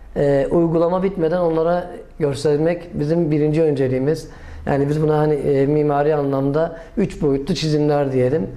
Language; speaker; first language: Turkish; native; Turkish